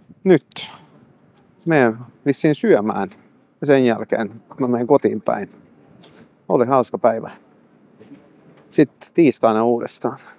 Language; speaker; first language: Finnish; non-native, fluent; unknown